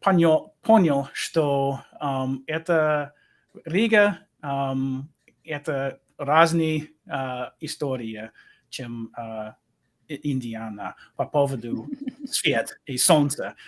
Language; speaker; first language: Russian; non-native, learner; English